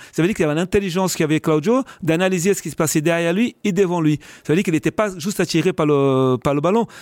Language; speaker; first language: French; non-native, fluent; Portuguese